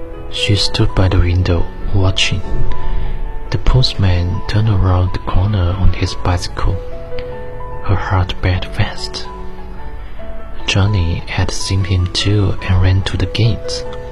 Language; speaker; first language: English; non-native, fluent; Chinese